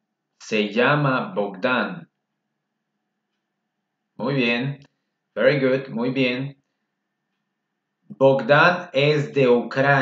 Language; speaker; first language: Spanish; non-native, fluent; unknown